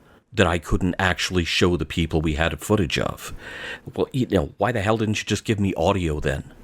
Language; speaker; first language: English; native; English